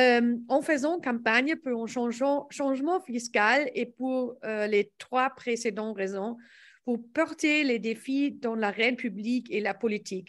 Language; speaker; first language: French; non-native, learner; English